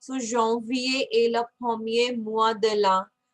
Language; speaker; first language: French; non-native, fluent; Hindi